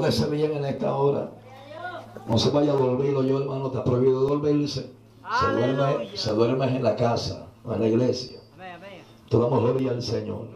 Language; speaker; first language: Spanish; native; Spanish